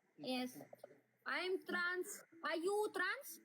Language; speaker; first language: English; non-native, learner; Russian